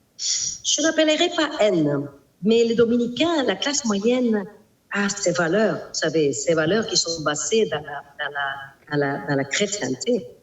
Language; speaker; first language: French; non-native, fluent; Spanish